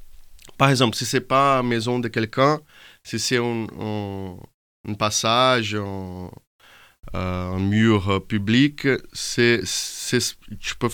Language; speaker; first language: French; non-native, fluent; Portuguese